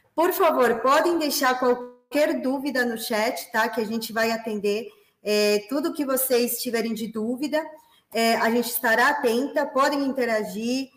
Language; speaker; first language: Portuguese; non-native, fluent; Spanish